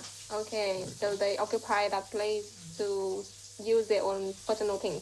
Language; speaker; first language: English; non-native, fluent; Vietnamese